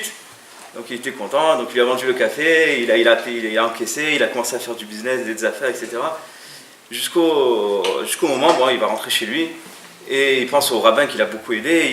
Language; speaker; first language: French; native; French